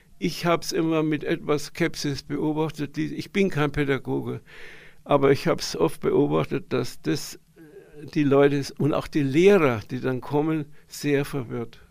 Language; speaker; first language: German; native; German